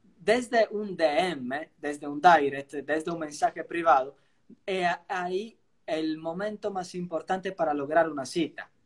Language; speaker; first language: Spanish; non-native, fluent; Italian